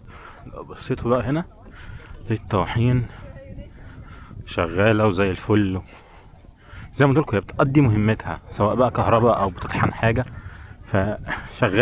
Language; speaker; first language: Arabic; native; Arabic